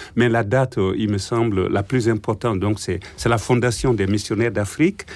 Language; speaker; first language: French; non-native, local second language; Bambara